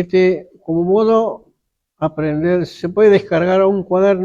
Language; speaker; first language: Spanish; native; Spanish